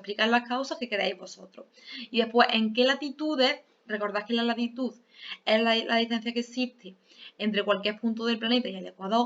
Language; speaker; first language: Spanish; native; Spanish